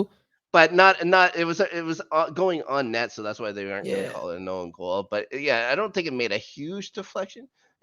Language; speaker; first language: English; native; English